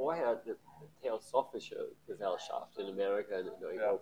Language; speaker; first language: German; non-native, learner; English